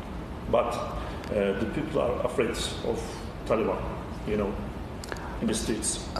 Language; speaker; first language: English; non-native, learner; Turkish